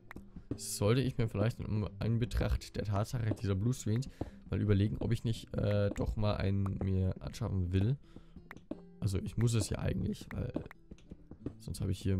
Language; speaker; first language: German; native; German